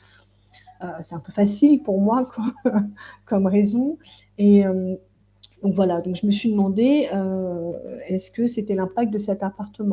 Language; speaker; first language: French; native; French